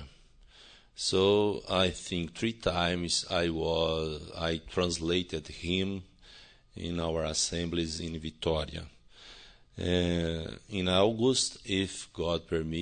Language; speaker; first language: English; non-native, learner; Portuguese